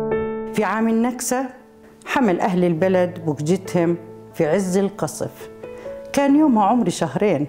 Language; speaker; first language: Arabic; native; Arabic